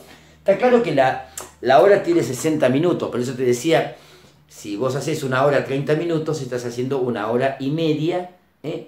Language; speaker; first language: Spanish; native; Spanish